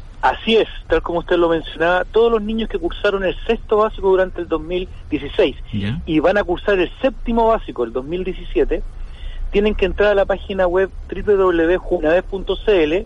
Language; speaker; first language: Spanish; native; Spanish